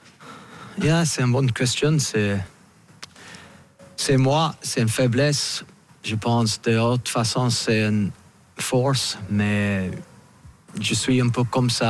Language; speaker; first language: French; non-native, fluent; English